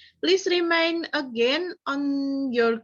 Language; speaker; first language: English; non-native, fluent; Indonesian